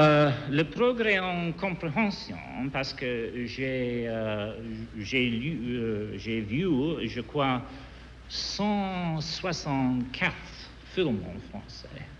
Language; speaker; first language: French; non-native, learner; English